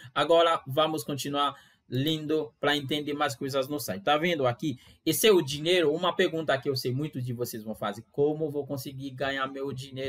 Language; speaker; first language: Portuguese; non-native, fluent; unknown